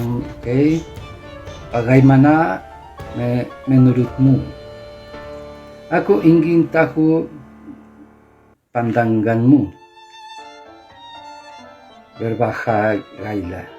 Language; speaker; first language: Indonesian; non-native, learner; Spanish